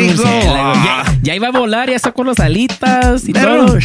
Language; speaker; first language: Spanish; early bilingual, other home language; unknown